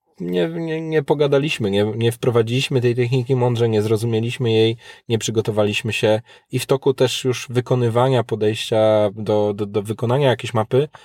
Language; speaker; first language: Polish; native; Polish